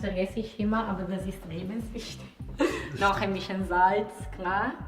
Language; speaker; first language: German; non-native, fluent; Italian